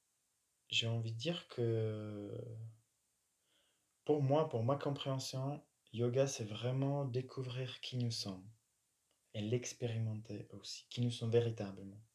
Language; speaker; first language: French; non-native, fluent; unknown